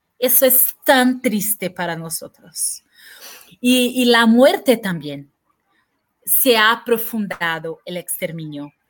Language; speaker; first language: Spanish; non-native, fluent; Portuguese